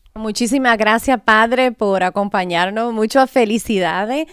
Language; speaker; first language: Spanish; native; Spanish